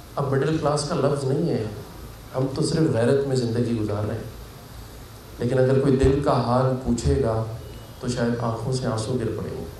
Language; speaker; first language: Urdu; native; Urdu